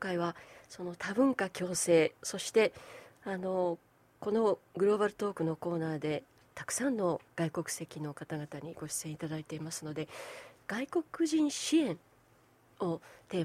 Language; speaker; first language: Japanese; native; Japanese